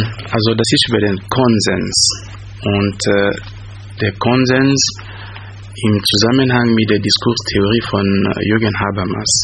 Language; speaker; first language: German; non-native, fluent; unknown